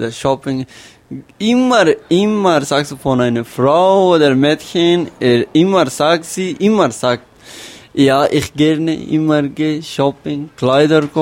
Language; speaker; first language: German; non-native, learner; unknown